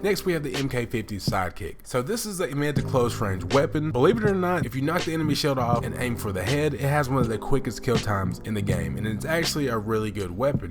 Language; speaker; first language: English; native; English